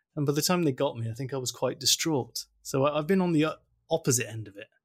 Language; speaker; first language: English; early bilingual, other home language; German